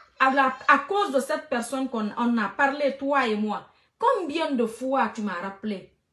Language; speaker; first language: French; non-native, local second language; Fula